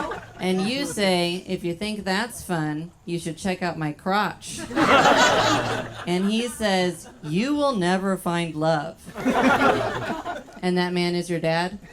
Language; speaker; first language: English; native; English